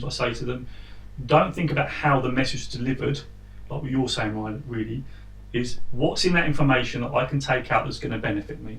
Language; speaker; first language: English; native; English